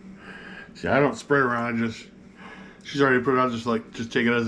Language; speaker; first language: English; native; English